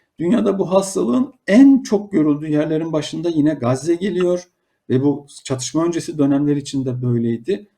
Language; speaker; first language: Turkish; native; Turkish